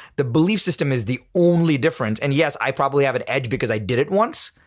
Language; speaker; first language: English; non-native, local second language; Tamil